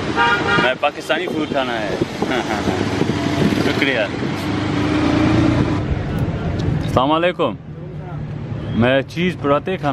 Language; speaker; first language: Hindi; early bilingual, heritage; English